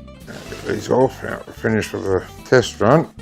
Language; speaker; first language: English; native; English